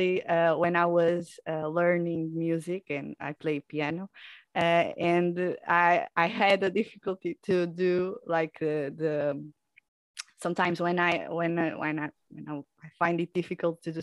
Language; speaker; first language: English; non-native, fluent; Portuguese